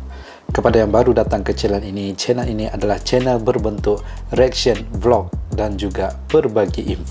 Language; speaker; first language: Indonesian; non-native, local second language; Malay